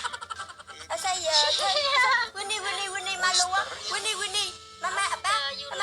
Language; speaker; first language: Indonesian; non-native, learner; Vietnamese